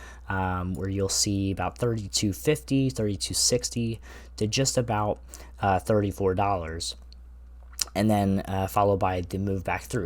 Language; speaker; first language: English; native; English